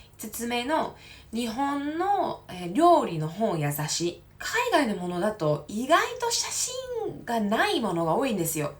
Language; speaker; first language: Japanese; non-native, fluent; English